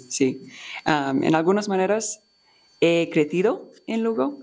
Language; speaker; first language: Spanish; non-native, learner; English